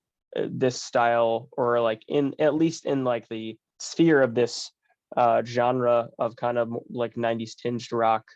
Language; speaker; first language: English; native; English